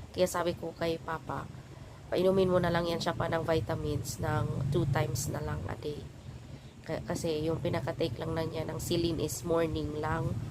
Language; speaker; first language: Filipino; non-native, local second language; Cebuano